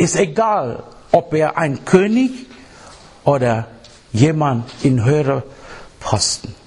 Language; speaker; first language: German; non-native, fluent; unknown